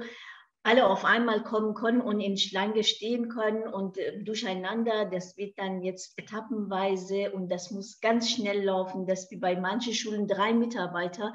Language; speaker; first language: German; non-native, fluent; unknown